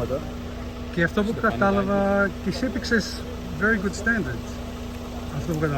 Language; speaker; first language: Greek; early bilingual, heritage; Greek